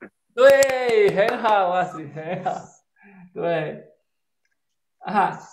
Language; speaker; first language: Chinese; non-native, fluent; Spanish